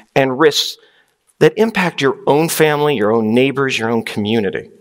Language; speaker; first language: English; native; English